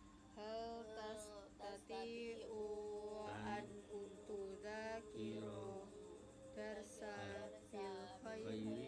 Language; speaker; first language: Arabic; non-native, learner; Indonesian